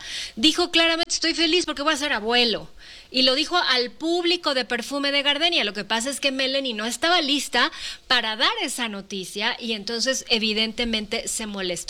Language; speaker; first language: Spanish; native; Spanish